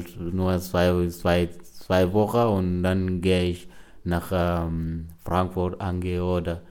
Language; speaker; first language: German; non-native, learner; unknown